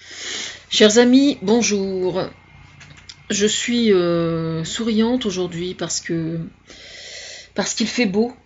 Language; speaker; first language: French; native; French